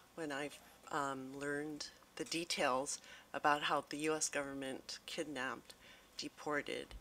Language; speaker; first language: English; native; English